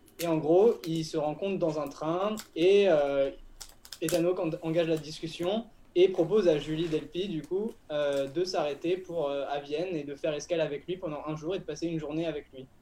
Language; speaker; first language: French; native; French